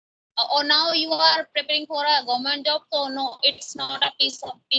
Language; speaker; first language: English; non-native, local second language; Hindi